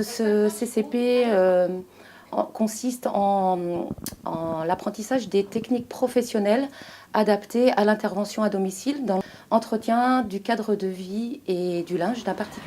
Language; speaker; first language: French; native; French